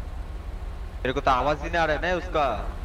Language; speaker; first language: Hindi; native; Hindi